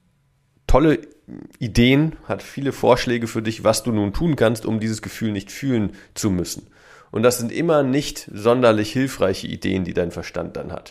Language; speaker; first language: German; native; German